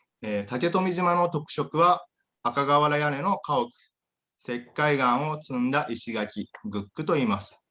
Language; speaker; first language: Japanese; native; Japanese